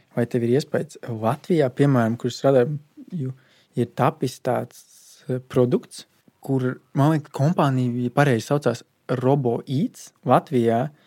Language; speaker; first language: Latvian; native; Latvian